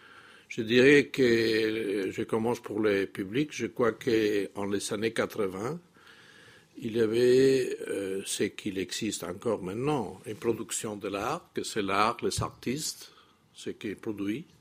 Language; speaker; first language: French; non-native, fluent; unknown